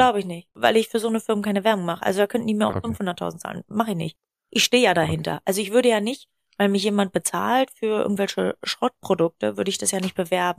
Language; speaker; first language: German; native; German